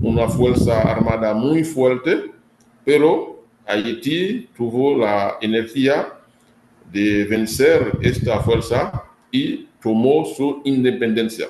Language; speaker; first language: Spanish; non-native, fluent; Haitian Creole